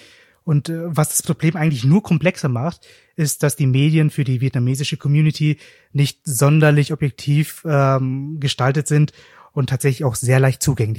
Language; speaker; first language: German; native; German